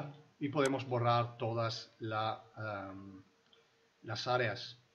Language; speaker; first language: Spanish; non-native, fluent; Italian